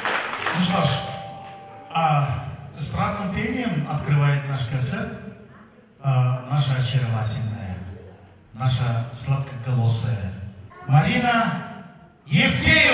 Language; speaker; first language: Russian; non-native, local second language; Kyrgyz